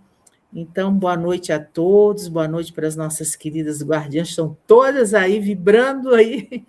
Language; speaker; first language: Portuguese; native; Portuguese